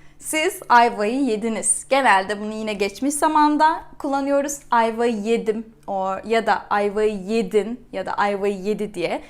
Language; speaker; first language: Turkish; native; Turkish